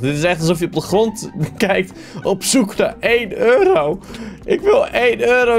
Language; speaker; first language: Dutch; native; Dutch